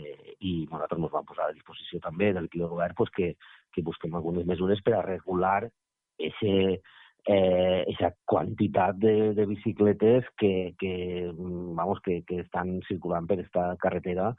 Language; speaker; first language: Catalan; native; Catalan